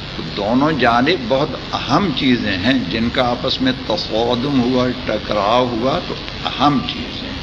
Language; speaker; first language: Urdu; native; Urdu